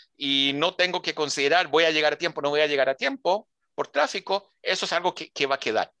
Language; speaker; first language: Spanish; early bilingual, heritage; Spanish